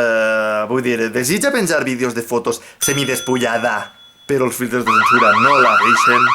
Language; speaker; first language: Catalan; native; Catalan